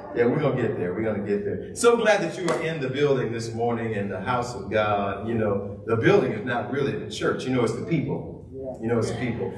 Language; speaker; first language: English; native; English